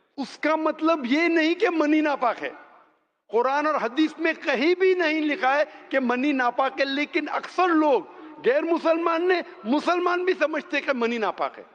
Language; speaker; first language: Hindi; non-native, local second language; Konkani